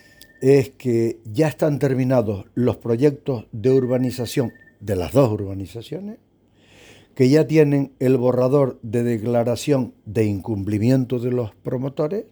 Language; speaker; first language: Spanish; native; Spanish